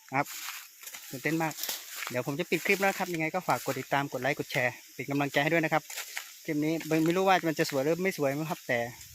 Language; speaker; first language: Thai; native; Thai